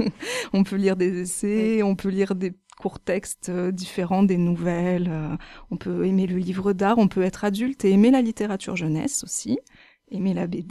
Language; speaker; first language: French; native; French